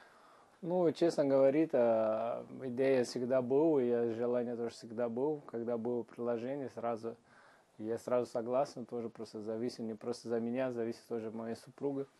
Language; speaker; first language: Russian; non-native, learner; Portuguese